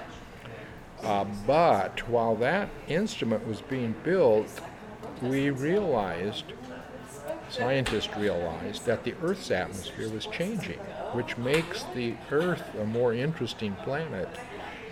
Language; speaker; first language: English; native; English